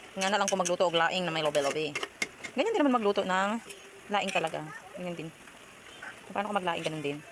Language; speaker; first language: Filipino; native; Filipino